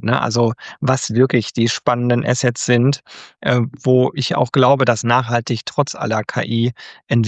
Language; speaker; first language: German; native; German